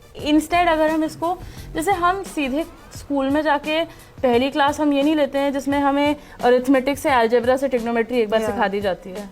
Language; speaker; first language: Hindi; native; Hindi